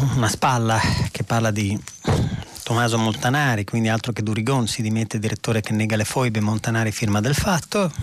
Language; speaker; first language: Italian; native; Italian